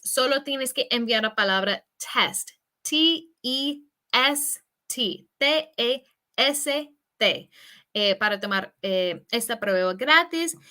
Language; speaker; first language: Spanish; non-native, fluent; English